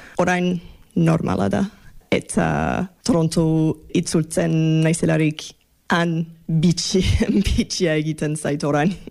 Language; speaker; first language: Basque; non-native, learner; English